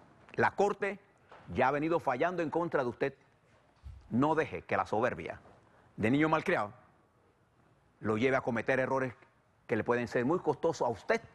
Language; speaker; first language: Spanish; native; Spanish